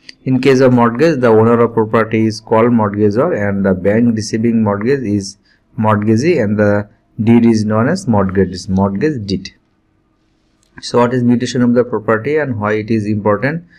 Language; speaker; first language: English; non-native, local second language; Bangla